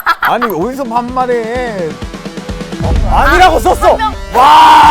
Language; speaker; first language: Korean; non-native, fluent; Spanish